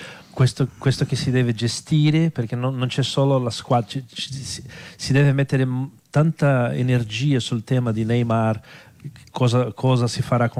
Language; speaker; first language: Italian; non-native, fluent; Portuguese